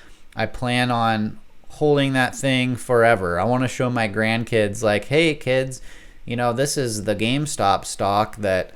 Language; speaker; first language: English; native; English